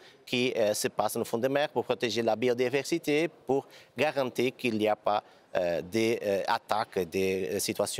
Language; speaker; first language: French; non-native, fluent; Portuguese